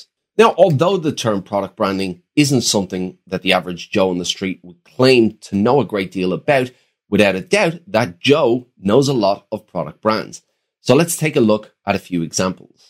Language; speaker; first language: English; native; English